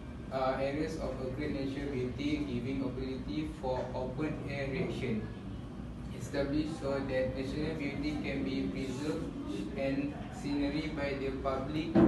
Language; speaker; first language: English; non-native, learner; Malay